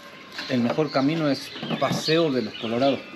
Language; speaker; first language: Spanish; native; Spanish